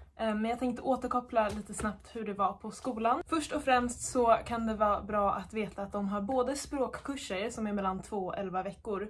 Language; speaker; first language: Swedish; native; Swedish